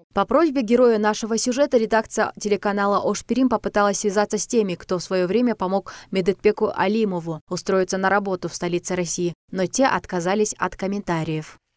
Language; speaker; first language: Russian; non-native, local second language; Kyrgyz